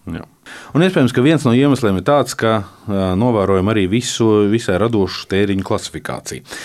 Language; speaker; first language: Latvian; native; Latvian